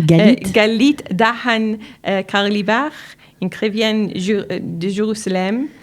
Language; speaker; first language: French; non-native, learner; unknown